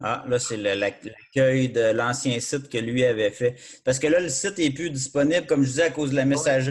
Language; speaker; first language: French; native; French